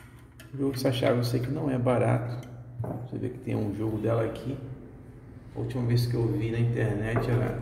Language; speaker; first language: Portuguese; native; Portuguese